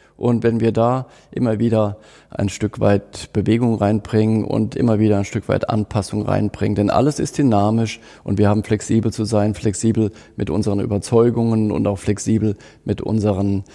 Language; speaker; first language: German; native; German